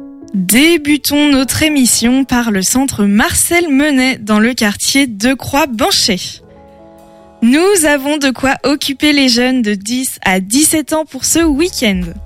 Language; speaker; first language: French; native; French